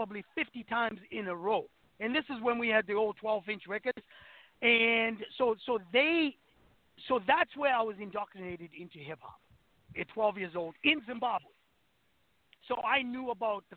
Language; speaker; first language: English; non-native, local second language; Shona